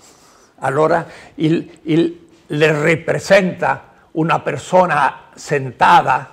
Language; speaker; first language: Italian; non-native, learner; Spanish